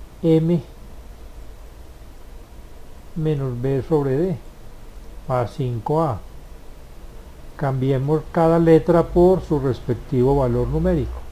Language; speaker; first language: Spanish; native; Spanish